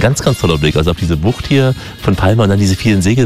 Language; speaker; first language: German; native; German